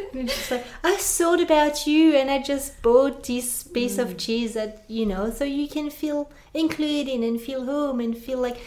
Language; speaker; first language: English; non-native, fluent; French